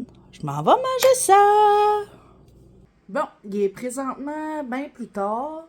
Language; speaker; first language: French; native; French